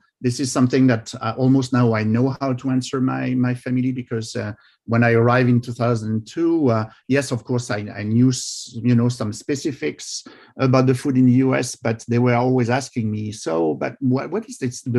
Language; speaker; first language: English; non-native, fluent; French